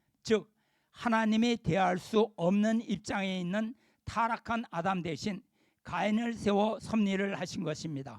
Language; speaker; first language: Korean; native; Korean